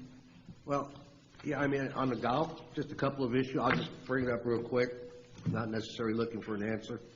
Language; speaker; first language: English; native; English